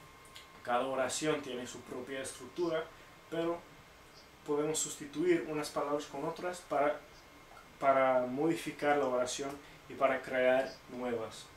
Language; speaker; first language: Spanish; non-native, fluent; English